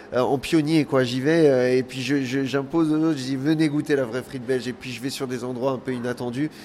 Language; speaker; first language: French; native; French